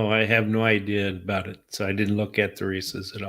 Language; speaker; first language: English; native; English